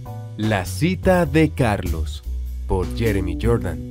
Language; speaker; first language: Spanish; non-native, fluent; English